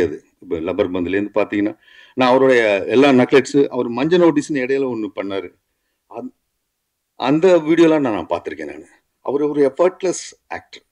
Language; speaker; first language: Tamil; native; Tamil